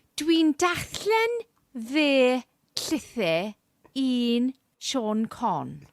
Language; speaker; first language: Welsh; non-native, learner; English